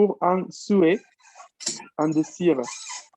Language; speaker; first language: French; non-native, fluent; Spanish